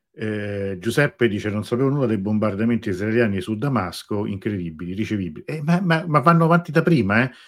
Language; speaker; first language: Italian; native; Italian